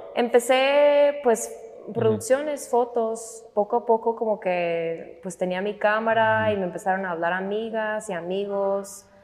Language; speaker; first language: Spanish; non-native, fluent; English